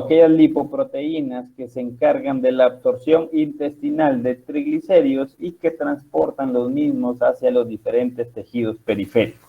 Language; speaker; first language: Spanish; native; Spanish